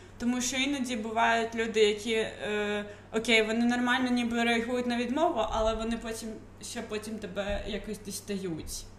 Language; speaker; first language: Ukrainian; non-native, local second language; Russian